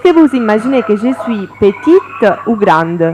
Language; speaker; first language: French; non-native, fluent; Italian